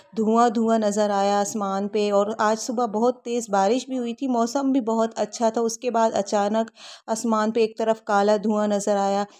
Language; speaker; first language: Urdu; native; Urdu